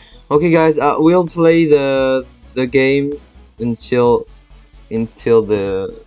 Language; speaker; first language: English; non-native, fluent; French